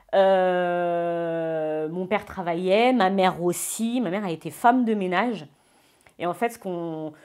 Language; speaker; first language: French; native; French